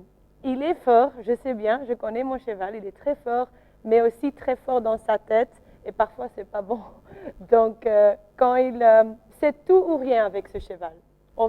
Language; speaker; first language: French; non-native, local second language; Dutch